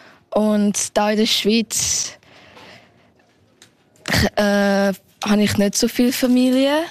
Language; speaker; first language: German; early bilingual, heritage; Thai